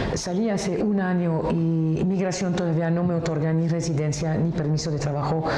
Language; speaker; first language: Spanish; non-native, fluent; French